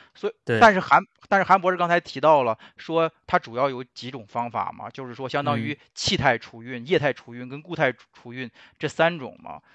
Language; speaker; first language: Chinese; native; Chinese